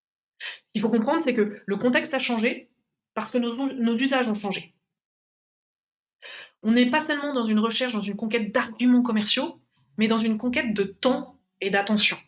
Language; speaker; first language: French; native; French